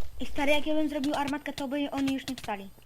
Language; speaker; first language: Polish; native; Polish